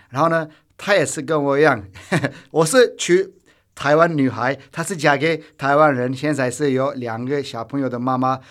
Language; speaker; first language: Chinese; non-native, fluent; Turkish